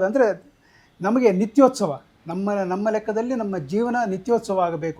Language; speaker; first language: Kannada; native; Kannada